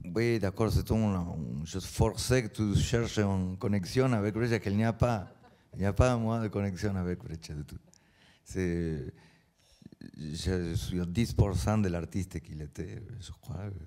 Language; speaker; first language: French; non-native, learner; Spanish